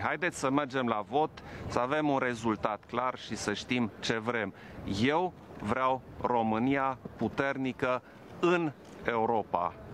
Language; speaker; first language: Romanian; non-native, local second language; German